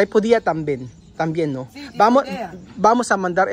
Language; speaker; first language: Spanish; non-native, learner; Filipino